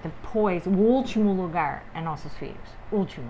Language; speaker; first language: Portuguese; non-native, fluent; English